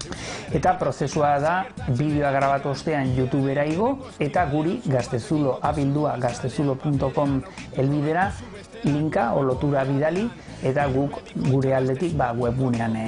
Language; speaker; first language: Basque; native; Basque